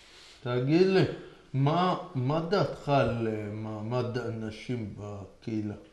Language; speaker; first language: Hebrew; native; Hebrew